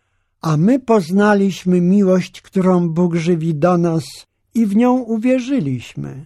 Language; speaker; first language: Polish; native; Polish